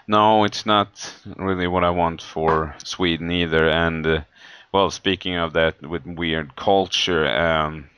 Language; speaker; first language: English; non-native, fluent; Swedish